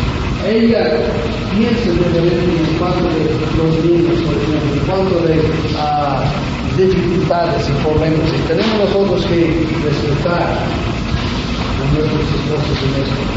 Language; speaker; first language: Spanish; non-native, fluent; English